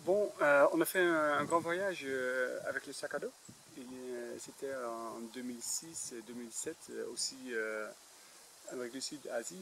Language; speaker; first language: French; non-native, fluent; Dutch